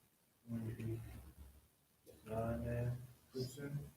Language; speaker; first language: German; non-native, learner; English